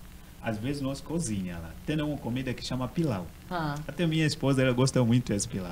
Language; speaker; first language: Portuguese; non-native, learner; Swahili